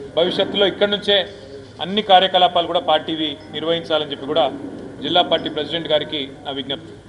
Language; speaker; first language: Telugu; native; Telugu